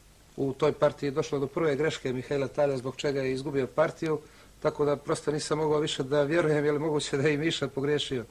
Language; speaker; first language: Bosnian; native; Bosnian